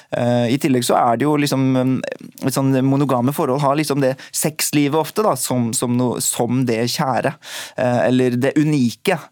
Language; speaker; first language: Norwegian; early bilingual, other home language; Urdu